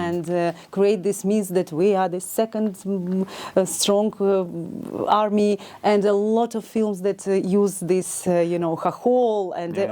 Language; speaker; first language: English; non-native, learner; Ukrainian